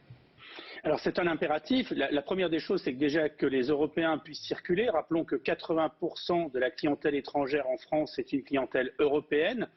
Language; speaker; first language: French; native; French